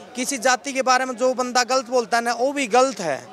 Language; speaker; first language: Hindi; native; Hindi